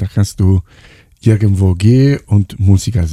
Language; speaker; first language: German; non-native, fluent; Italian